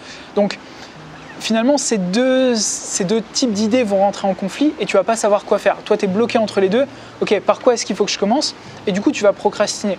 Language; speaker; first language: French; native; French